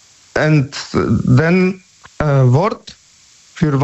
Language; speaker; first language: German; non-native, learner; Polish